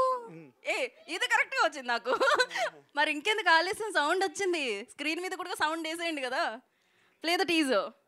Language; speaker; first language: Telugu; native; Telugu